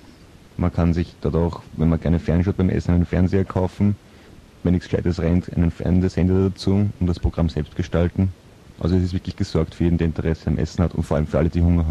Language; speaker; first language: German; native; German